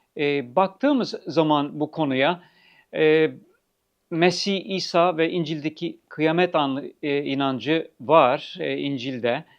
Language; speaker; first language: Turkish; non-native, fluent; English